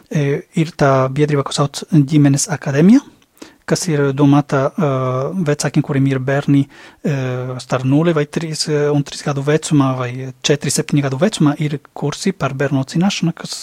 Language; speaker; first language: Latvian; non-native, fluent; Spanish